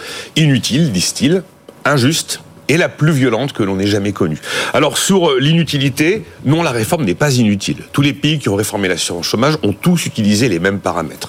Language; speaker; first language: French; native; French